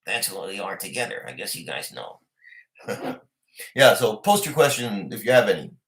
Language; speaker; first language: English; native; English